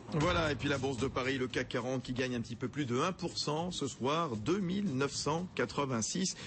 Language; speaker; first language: French; native; French